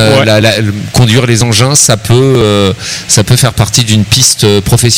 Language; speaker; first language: French; native; French